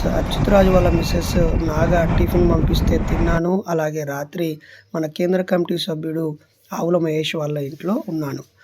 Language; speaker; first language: Telugu; native; Telugu